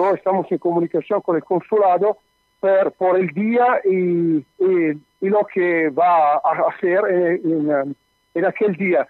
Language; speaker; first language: Spanish; non-native, learner; Italian